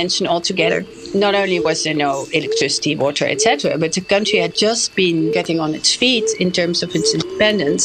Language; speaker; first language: English; non-native, fluent; French